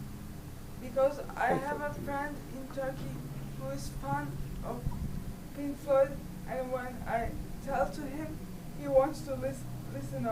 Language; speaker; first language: English; non-native, learner; Turkish